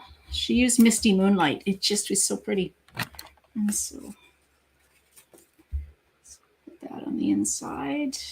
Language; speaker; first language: English; native; English